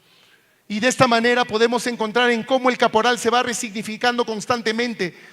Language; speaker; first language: Spanish; native; Spanish